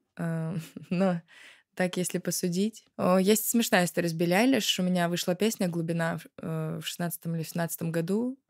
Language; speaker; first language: Russian; native; Russian